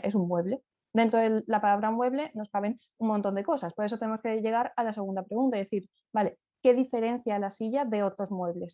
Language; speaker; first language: Spanish; native; Spanish